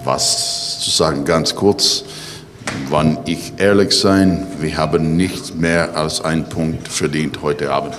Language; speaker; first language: German; non-native, learner; English